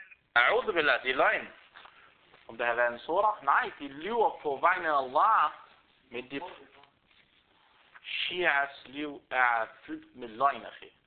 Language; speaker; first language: Danish; early bilingual, other home language; Arabic